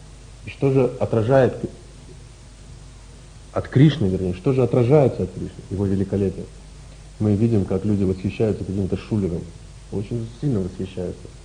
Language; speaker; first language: Russian; native; Russian